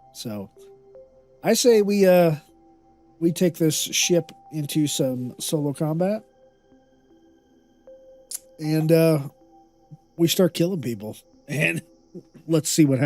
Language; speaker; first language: English; native; English